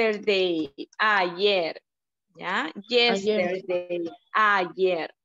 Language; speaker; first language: English; non-native, learner; Spanish